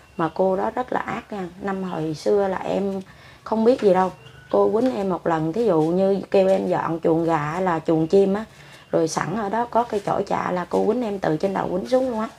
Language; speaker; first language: Vietnamese; non-native, local second language; Khmer